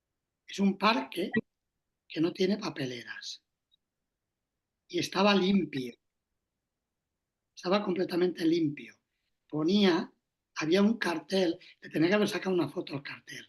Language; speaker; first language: Spanish; native; Spanish